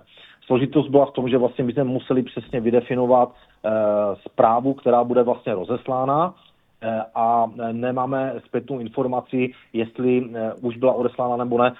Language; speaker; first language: Czech; native; Czech